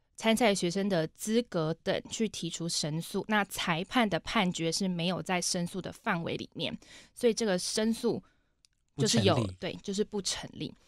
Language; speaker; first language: Chinese; native; Chinese